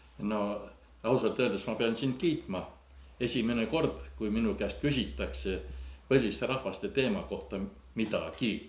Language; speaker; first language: Estonian; native; Estonian